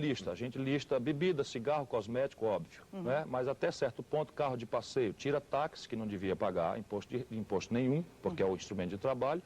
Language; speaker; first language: Portuguese; native; Portuguese